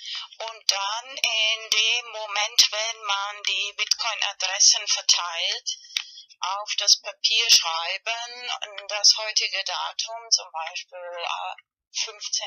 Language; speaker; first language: German; non-native, fluent; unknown